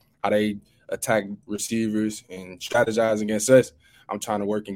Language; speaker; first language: English; native; English